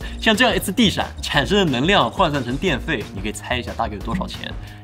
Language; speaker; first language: Chinese; native; Chinese